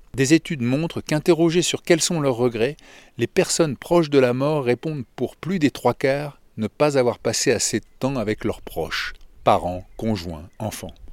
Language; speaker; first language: French; native; French